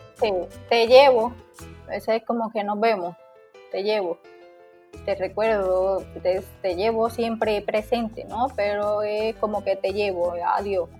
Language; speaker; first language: Spanish; native; Spanish